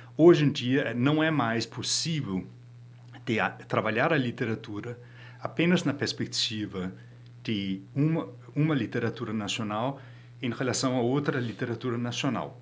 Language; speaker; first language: Portuguese; non-native, fluent; Danish